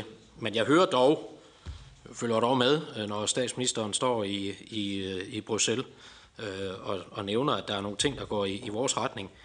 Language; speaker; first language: Danish; native; Danish